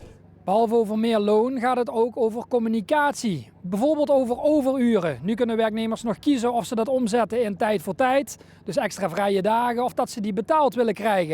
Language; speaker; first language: Dutch; native; Dutch